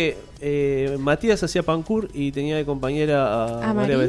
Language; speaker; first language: Spanish; native; Spanish